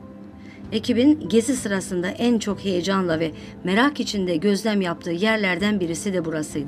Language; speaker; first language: Turkish; native; Turkish